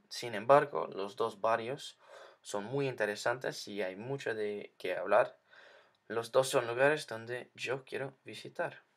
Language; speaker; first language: Spanish; non-native, learner; English